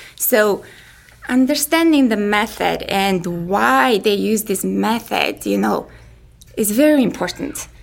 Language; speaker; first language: English; non-native, fluent; Mongolian